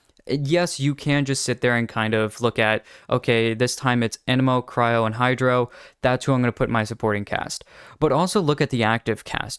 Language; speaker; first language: English; native; English